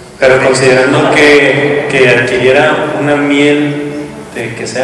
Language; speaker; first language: Spanish; native; Spanish